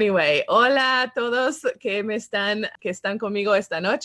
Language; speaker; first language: Spanish; non-native, fluent; English